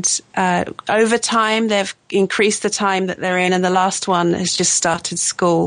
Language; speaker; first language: English; native; English